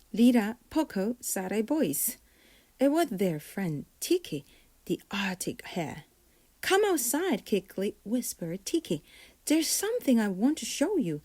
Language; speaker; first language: English; non-native, fluent; Korean